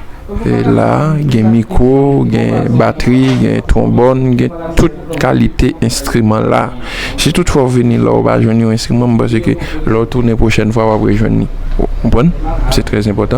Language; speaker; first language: French; non-native, learner; Haitian Creole